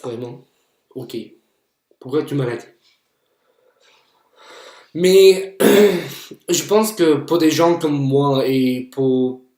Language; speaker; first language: French; non-native, fluent; English